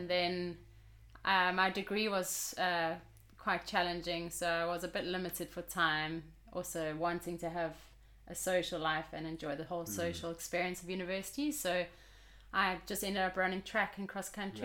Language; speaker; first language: English; native; English